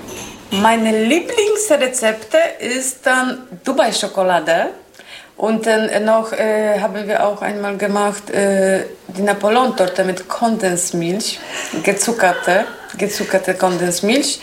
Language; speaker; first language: German; non-native, learner; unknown